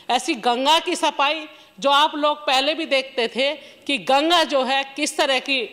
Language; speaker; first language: Hindi; native; Hindi